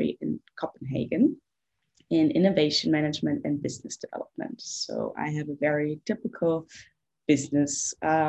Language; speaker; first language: English; non-native, fluent; German